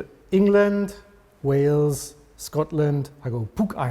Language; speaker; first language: Korean; non-native, fluent; English